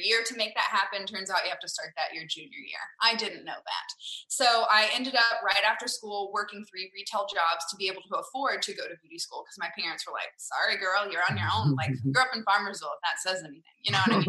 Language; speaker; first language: English; native; English